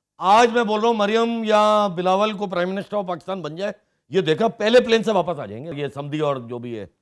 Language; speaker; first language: Urdu; non-native, local second language; Sindhi